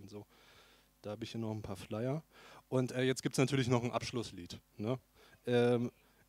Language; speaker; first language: German; native; German